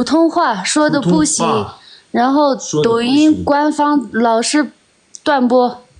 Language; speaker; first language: Chinese; non-native, local second language; Tibetan